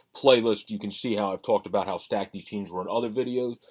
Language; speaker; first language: English; native; English